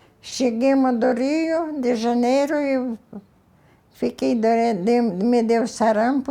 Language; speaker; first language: Portuguese; early bilingual, other home language; Ukrainian